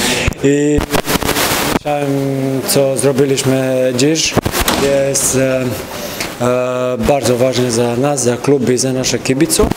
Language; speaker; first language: Polish; non-native, learner; Croatian